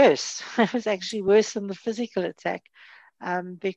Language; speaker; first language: English; native; English